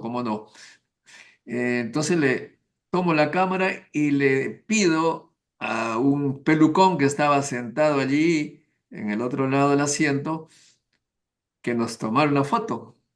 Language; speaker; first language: Spanish; native; Spanish